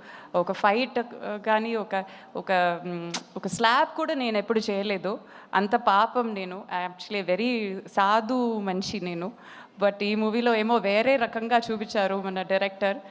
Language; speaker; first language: Telugu; non-native, fluent; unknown